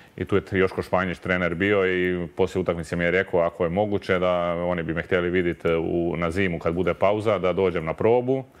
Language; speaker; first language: Croatian; native; Croatian